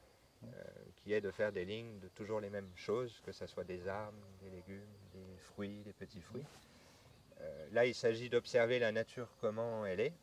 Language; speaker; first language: French; native; French